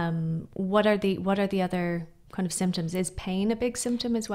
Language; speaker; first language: English; native; English